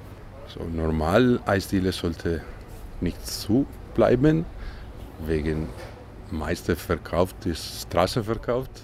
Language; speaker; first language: German; non-native, learner; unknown